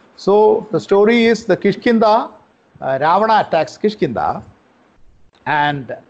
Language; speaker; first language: English; non-native, local second language; Malayalam